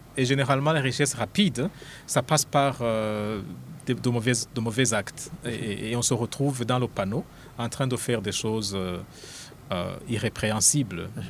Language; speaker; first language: French; non-native, local second language; Rundi